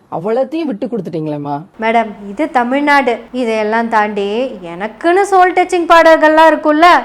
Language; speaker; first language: Tamil; non-native, local second language; Malayalam